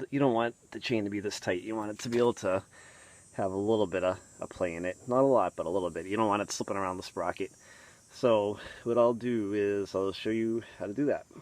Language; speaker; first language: English; native; English